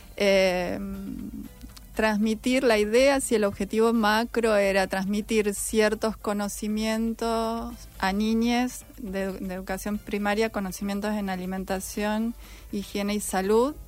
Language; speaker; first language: Spanish; native; Spanish